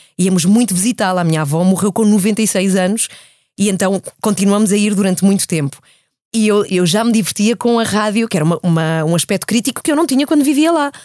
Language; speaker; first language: Portuguese; early bilingual, heritage; Portuguese